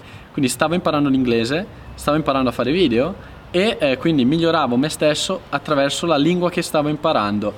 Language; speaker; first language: Italian; native; Italian